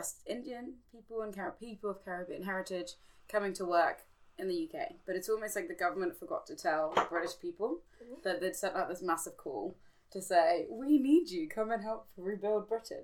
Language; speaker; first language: English; native; English